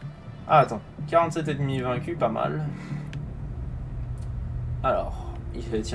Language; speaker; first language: French; native; French